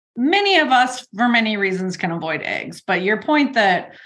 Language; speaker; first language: English; native; English